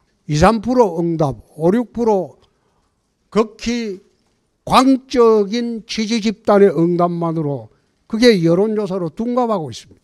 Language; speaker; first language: Korean; native; Korean